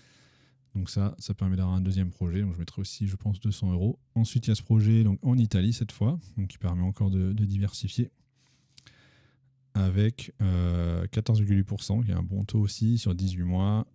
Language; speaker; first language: French; native; French